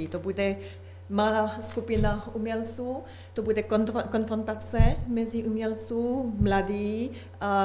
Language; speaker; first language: Czech; non-native, learner; French